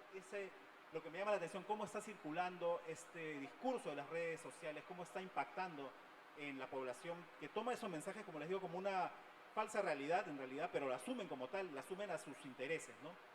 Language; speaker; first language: Spanish; native; Spanish